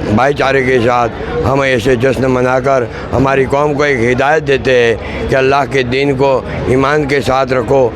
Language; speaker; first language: Hindi; non-native, local second language; Gujarati